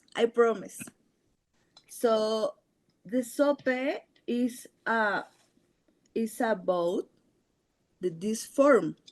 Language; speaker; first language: English; non-native, learner; Spanish